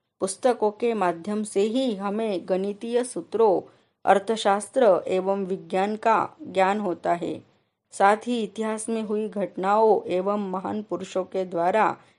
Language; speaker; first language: Hindi; non-native, local second language; Marathi